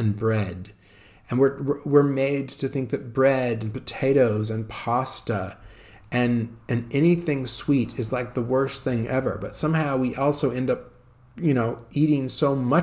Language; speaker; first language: English; native; English